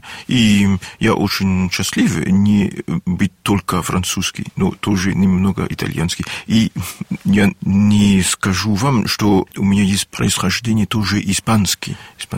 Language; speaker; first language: Russian; non-native, learner; French